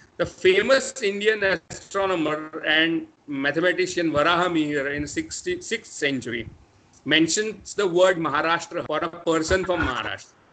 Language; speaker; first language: English; non-native, local second language; Marathi